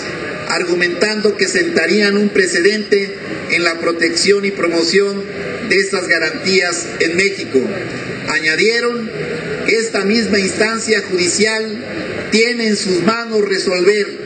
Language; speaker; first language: Spanish; native; Spanish